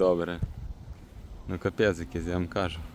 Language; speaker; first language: Ukrainian; native; Ukrainian